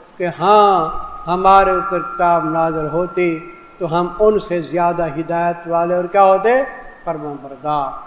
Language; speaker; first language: Urdu; non-native, local second language; Saraiki